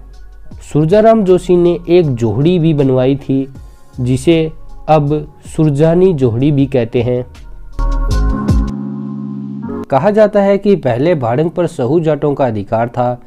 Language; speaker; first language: Hindi; native; Hindi